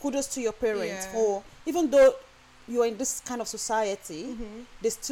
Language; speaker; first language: English; non-native, local second language; Yoruba